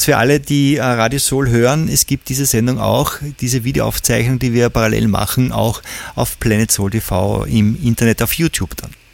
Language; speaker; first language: German; native; German